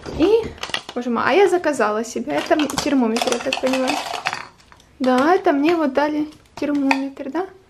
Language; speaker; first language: Russian; native; Russian